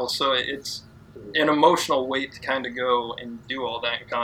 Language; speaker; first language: English; native; English